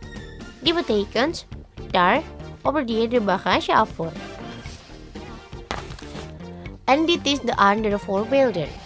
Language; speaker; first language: Dutch; non-native, fluent; Indonesian